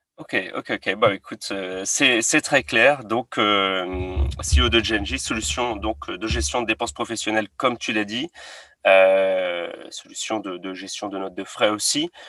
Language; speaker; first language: French; native; French